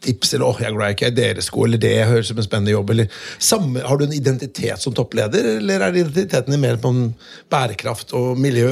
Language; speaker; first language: Norwegian; native; Norwegian